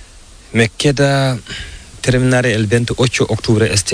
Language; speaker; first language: Spanish; non-native, learner; Fula